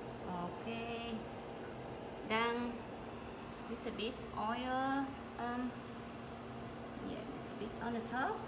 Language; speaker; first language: English; non-native, learner; Vietnamese